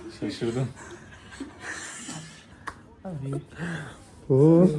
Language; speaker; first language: Turkish; non-native, learner; Korean